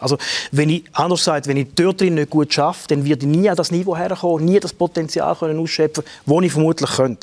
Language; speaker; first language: German; native; German